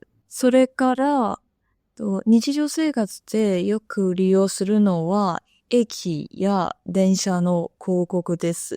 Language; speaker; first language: Japanese; non-native, fluent; Chinese